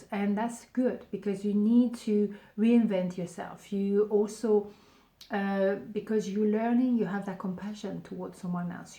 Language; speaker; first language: English; non-native, fluent; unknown